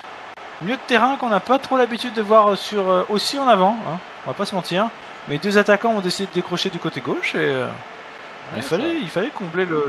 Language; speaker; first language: French; native; French